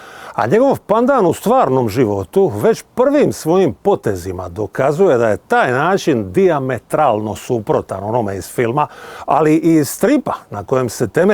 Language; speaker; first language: Bosnian; native; Bosnian